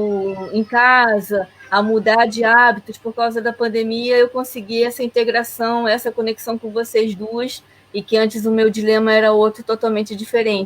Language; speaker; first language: Portuguese; native; Portuguese